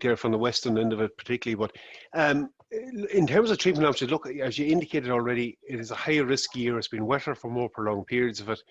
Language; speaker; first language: English; native; English